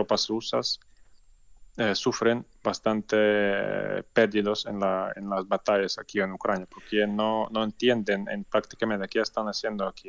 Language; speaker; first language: Spanish; non-native, learner; Ukrainian